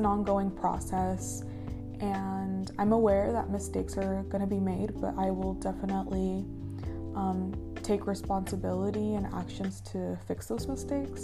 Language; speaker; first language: English; native; English